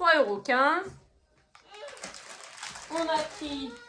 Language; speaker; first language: French; native; French